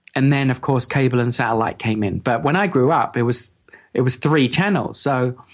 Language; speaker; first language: English; native; English